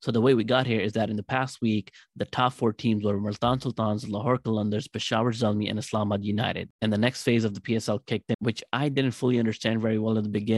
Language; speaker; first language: English; non-native, local second language; Urdu